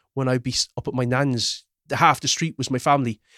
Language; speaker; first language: English; native; English